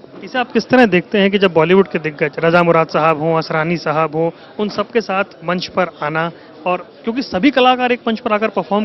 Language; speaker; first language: Hindi; native; Hindi